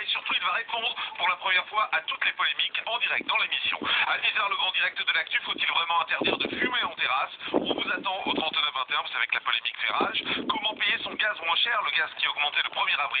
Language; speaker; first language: French; native; French